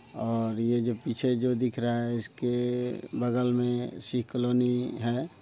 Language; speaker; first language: Hindi; native; Hindi